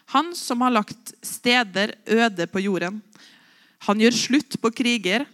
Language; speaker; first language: Norwegian; native; Norwegian